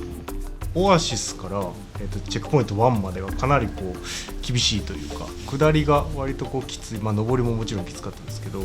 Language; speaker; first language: Japanese; native; Japanese